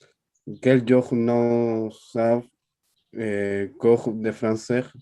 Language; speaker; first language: French; non-native, learner; Spanish